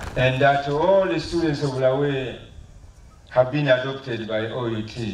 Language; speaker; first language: English; non-native, local second language; Swahili